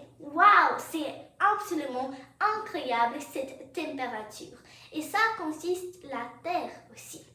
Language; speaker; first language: French; non-native, fluent; English